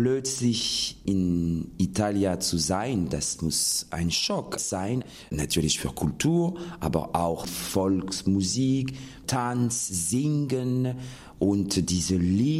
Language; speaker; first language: German; non-native, fluent; French